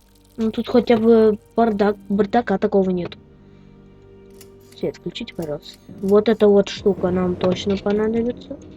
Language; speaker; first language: Russian; native; Russian